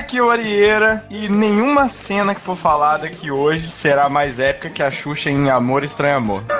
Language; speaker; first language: Portuguese; native; Portuguese